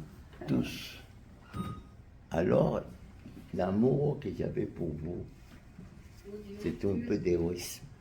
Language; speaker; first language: French; non-native, fluent; Spanish